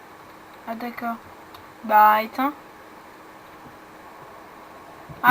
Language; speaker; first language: French; native; French